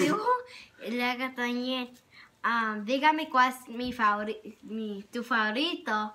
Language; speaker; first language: Spanish; early bilingual, heritage; Spanish